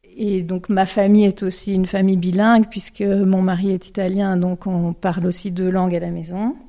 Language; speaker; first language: French; native; French